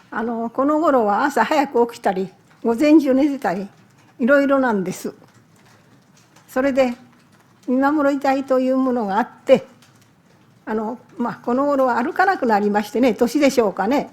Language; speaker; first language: Japanese; native; Japanese